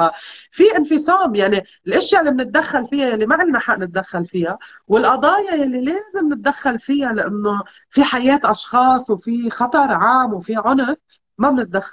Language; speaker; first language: Arabic; native; Arabic